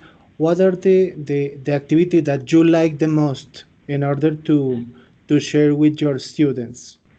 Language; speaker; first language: English; non-native, fluent; Spanish